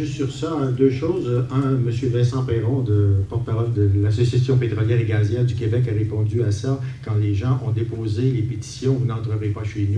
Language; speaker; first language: French; native; French